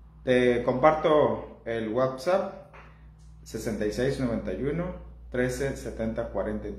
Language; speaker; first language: Spanish; native; Spanish